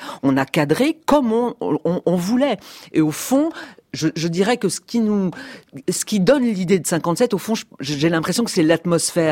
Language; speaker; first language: French; native; French